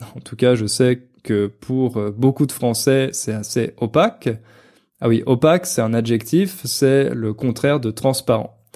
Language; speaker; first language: French; native; French